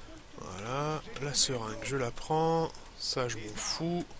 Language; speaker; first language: French; native; French